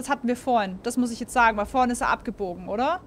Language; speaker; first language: German; native; German